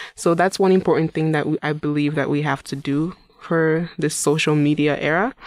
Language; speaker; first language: English; non-native, local second language; Igbo